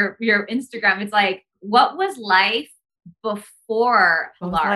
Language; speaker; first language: English; early bilingual, other home language; Spanish